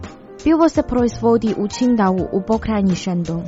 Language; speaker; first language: Croatian; non-native, fluent; Chinese